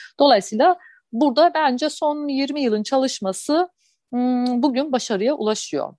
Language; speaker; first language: Turkish; early bilingual, heritage; Turkish